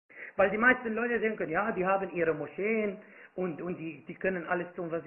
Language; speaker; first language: German; non-native, fluent; Arabic